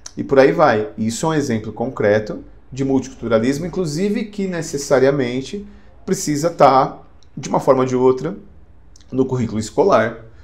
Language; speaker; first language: Portuguese; native; Portuguese